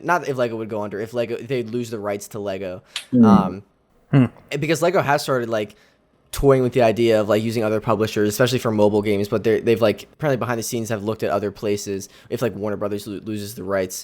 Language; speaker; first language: English; native; English